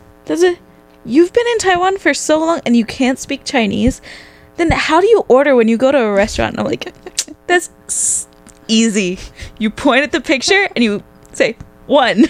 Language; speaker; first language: English; native; English